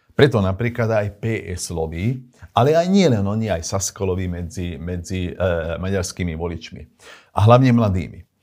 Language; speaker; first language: Slovak; non-native, local second language; Hungarian